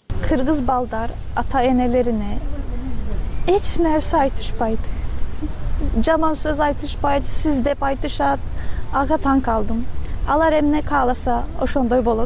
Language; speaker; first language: Kyrgyz; non-native, fluent; Turkish